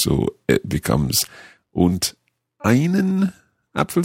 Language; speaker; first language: German; non-native, learner; English